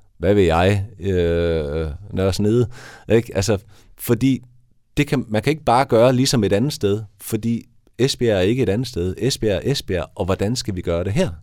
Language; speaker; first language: Danish; native; Danish